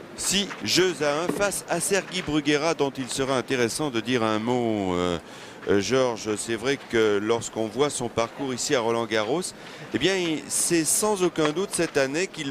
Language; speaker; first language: French; native; French